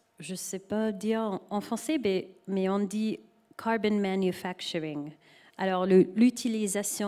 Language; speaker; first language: French; non-native, learner; English